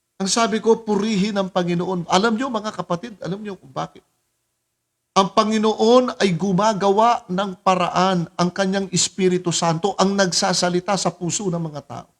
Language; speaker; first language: Filipino; native; Filipino